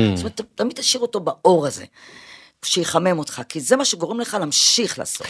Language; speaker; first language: Hebrew; early bilingual, other home language; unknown